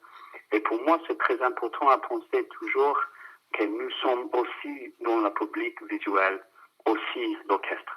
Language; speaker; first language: French; non-native, fluent; English